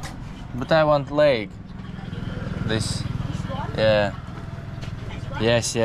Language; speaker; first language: English; non-native, learner; Latvian